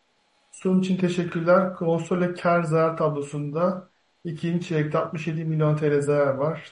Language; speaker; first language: Turkish; native; Turkish